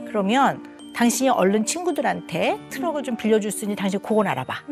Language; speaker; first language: Korean; native; Korean